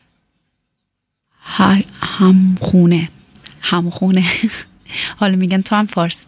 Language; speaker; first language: German; non-native, learner; Persian